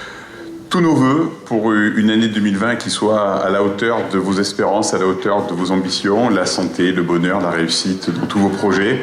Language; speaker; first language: French; native; French